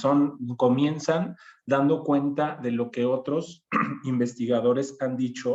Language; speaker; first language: Spanish; native; Spanish